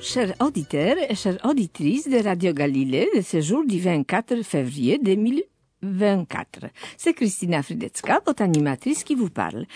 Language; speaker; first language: French; non-native, fluent; Polish